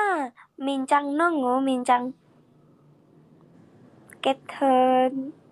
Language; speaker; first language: Vietnamese; non-native, learner; Indonesian